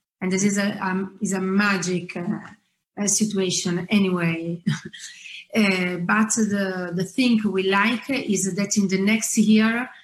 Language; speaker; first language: English; non-native, fluent; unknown